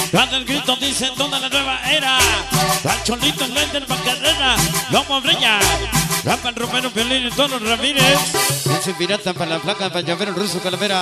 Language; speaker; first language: Spanish; native; Spanish